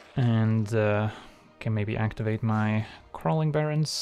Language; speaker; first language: English; native; English